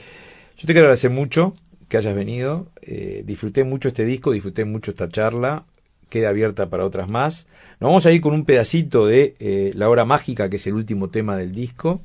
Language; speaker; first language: Spanish; native; Spanish